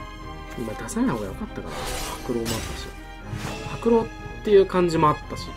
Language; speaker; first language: Japanese; native; Japanese